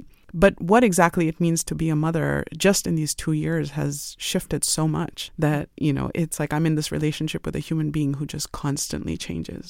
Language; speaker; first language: English; non-native, local second language; Urdu